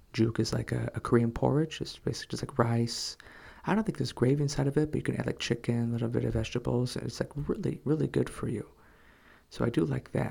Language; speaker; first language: English; native; English